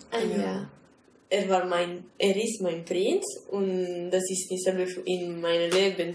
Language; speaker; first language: German; non-native, learner; Italian